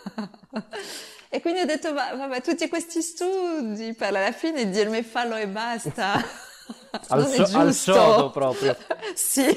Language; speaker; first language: Italian; non-native, fluent; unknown